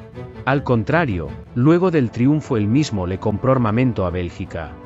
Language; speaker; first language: Spanish; native; Spanish